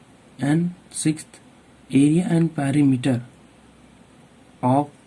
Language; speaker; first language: English; non-native, local second language; Hindi